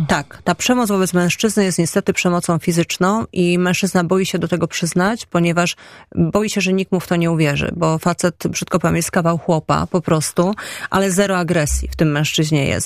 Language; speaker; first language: Polish; native; Polish